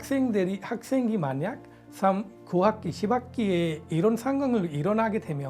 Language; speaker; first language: Korean; non-native, fluent; Punjabi